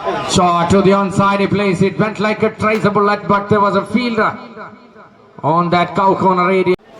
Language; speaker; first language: English; non-native, local second language; Malayalam